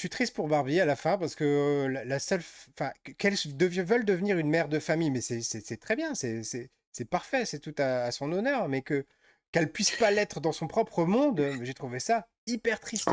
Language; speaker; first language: French; native; French